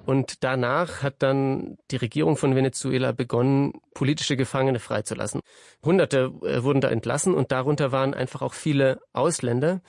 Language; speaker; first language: German; native; German